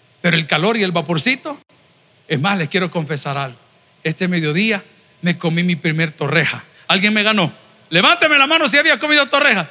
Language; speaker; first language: Spanish; native; Spanish